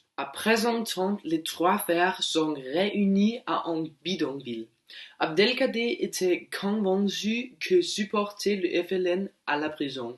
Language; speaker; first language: French; non-native, learner; Norwegian